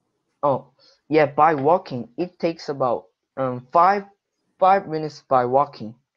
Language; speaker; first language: English; non-native, learner; Korean